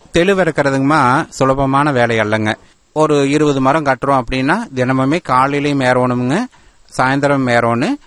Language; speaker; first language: Tamil; native; Tamil